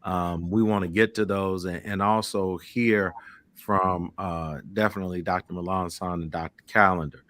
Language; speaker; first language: English; native; English